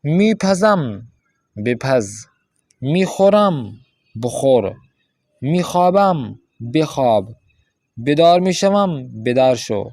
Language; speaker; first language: Persian; non-native, fluent; Urdu